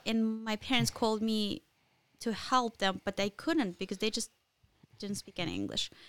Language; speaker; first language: English; non-native, fluent; Ukrainian